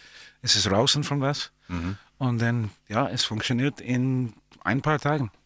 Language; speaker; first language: German; non-native, learner; English